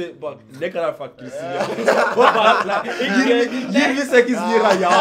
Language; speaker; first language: Turkish; non-native, fluent; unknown